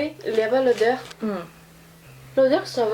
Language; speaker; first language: French; non-native, learner; Indonesian